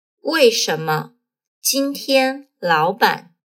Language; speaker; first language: Chinese; non-native, fluent; Portuguese